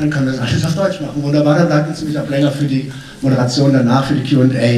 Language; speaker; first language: German; native; German